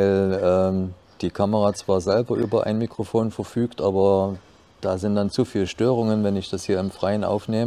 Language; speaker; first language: German; native; German